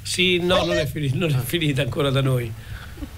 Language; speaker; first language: Italian; native; Italian